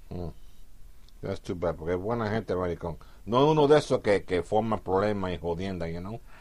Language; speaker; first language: Spanish; early bilingual, heritage; Spanish